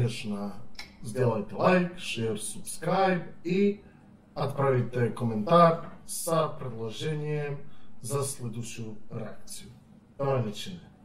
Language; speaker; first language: Russian; non-native, learner; Serbian